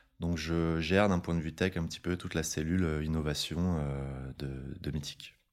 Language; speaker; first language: French; native; French